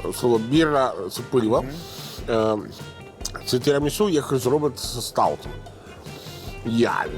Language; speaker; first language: Ukrainian; non-native, fluent; Italian